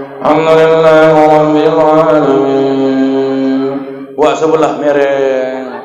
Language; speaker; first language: Malay; native; Malay